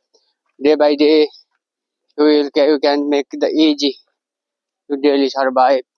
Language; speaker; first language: English; non-native, learner; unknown